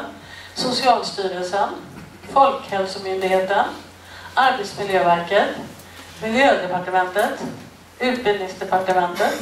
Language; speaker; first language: Swedish; native; Swedish